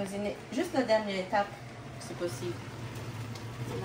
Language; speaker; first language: French; non-native, learner; Japanese